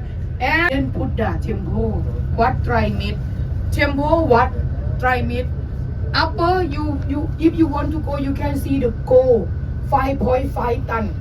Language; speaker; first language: English; non-native, learner; Thai